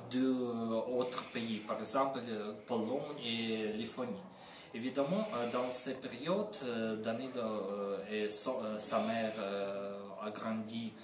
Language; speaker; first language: French; non-native, learner; Ukrainian